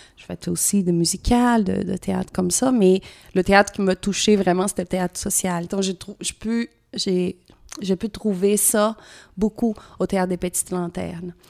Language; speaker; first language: French; non-native, fluent; Portuguese